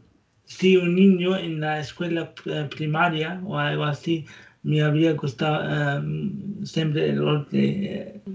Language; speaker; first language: Spanish; non-native, learner; German